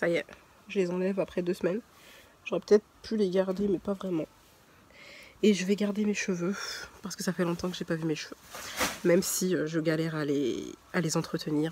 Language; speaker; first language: French; native; French